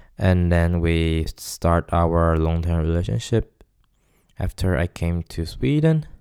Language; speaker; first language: English; non-native, fluent; Chinese